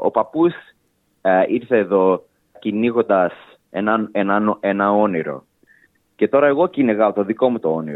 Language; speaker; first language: Greek; early bilingual, heritage; English